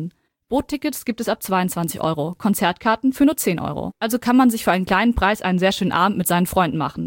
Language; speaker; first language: German; native; German